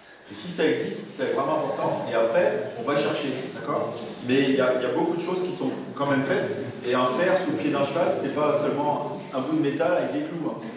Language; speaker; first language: French; native; French